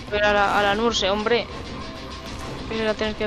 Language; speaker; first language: Spanish; native; Spanish